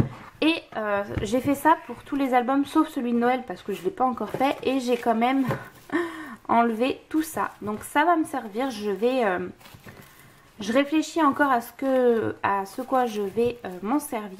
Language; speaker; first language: French; native; French